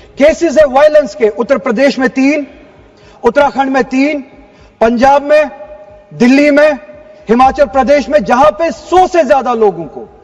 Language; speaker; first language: Urdu; non-native, local second language; Kashmiri